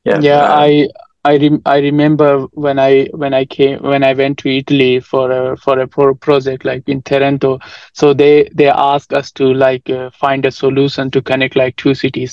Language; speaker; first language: English; non-native, local second language; Nepali